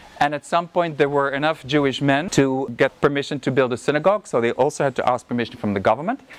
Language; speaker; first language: English; non-native, fluent; Dutch